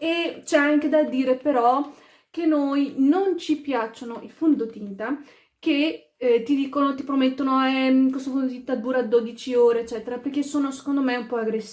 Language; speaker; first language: Italian; early bilingual, other home language; Arabic